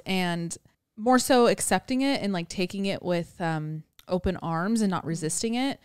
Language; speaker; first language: English; native; English